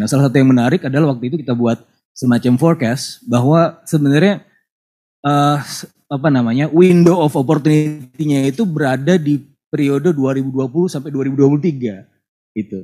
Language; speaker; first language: Indonesian; native; Indonesian